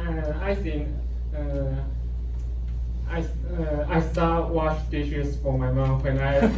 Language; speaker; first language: English; non-native, learner; Chinese